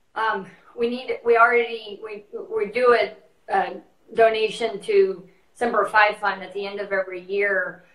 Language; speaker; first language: English; native; English